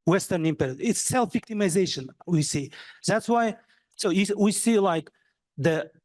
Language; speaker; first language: English; non-native, fluent; Kazakh